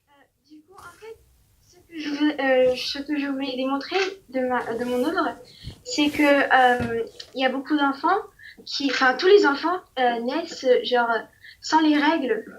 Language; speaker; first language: French; non-native, learner; English